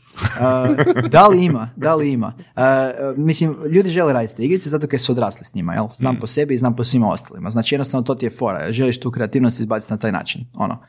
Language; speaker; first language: Croatian; native; Croatian